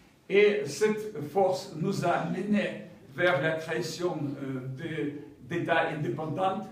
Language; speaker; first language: French; non-native, fluent; Ukrainian